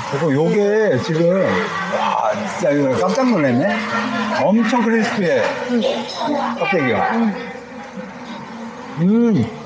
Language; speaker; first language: Korean; native; Korean